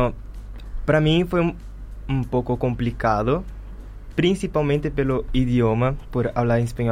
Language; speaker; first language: Spanish; non-native, learner; Portuguese